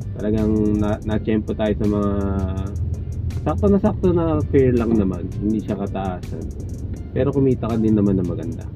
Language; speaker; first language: Filipino; native; Filipino